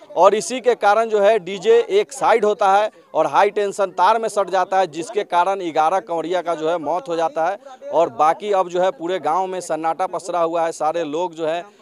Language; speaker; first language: Hindi; native; Hindi